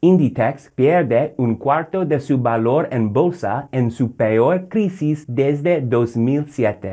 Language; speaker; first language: Spanish; non-native, fluent; English